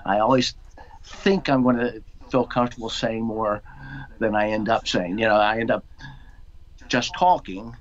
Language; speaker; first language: English; native; English